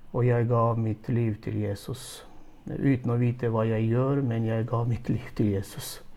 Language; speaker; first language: Norwegian; non-native, fluent; Turkmen